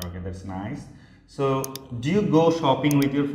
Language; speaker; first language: English; non-native, fluent; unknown